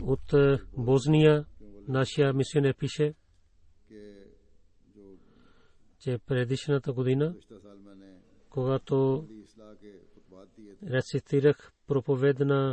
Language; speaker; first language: Bulgarian; non-native, fluent; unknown